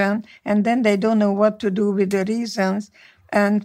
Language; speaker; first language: English; non-native, fluent; Hungarian